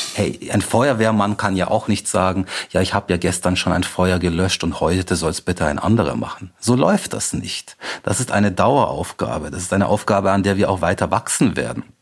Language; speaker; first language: German; native; German